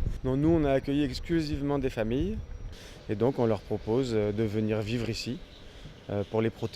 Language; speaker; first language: French; native; French